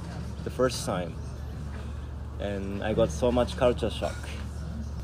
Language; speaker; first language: English; non-native, learner; Japanese